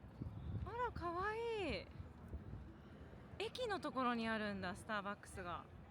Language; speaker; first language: Japanese; native; Japanese